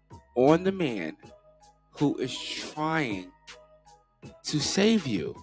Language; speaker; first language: English; native; English